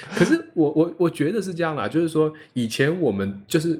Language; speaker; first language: Chinese; non-native, local second language; Hakka Chinese